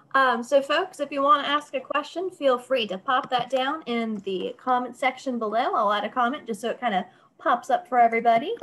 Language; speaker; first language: English; native; English